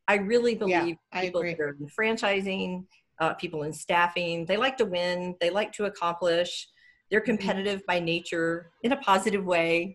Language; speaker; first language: English; native; English